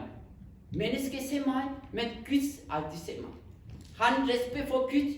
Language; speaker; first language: Norwegian; non-native, learner; Hakha Chin